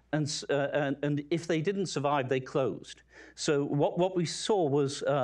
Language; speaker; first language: English; native; English